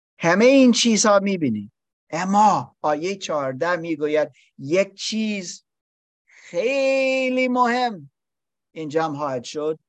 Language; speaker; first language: Persian; non-native, learner; English